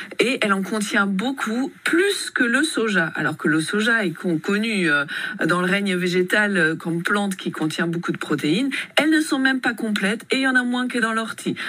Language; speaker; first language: French; native; French